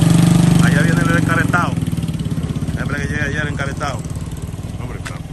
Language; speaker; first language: Spanish; native; Spanish